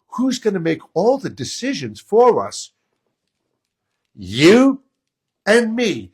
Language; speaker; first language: English; native; English